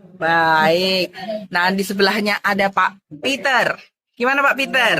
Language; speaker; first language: Indonesian; native; Indonesian